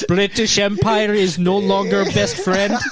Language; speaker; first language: English; native; English